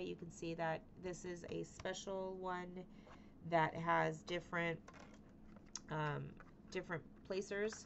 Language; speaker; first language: English; native; English